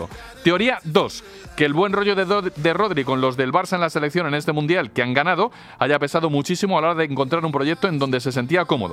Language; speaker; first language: Spanish; native; Spanish